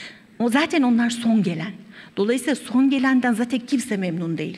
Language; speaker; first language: Turkish; native; Turkish